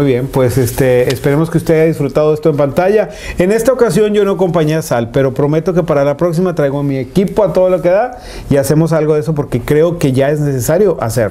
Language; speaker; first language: Spanish; native; Spanish